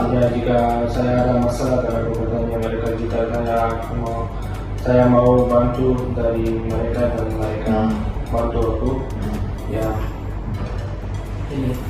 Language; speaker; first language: Indonesian; non-native, learner; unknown